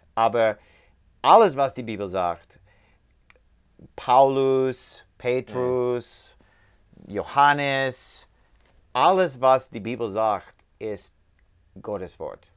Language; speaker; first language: German; non-native, learner; English